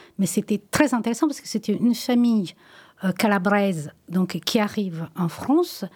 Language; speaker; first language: French; non-native, fluent; Italian